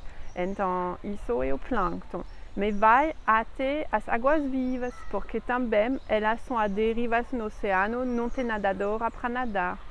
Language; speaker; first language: Portuguese; non-native, fluent; French